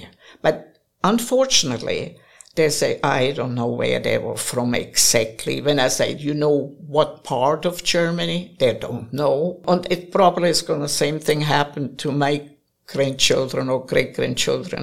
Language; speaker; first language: English; non-native, fluent; German